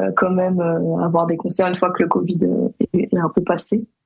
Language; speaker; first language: French; native; French